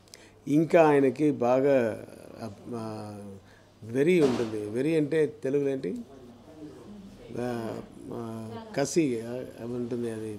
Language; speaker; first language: Telugu; non-native, learner; Tamil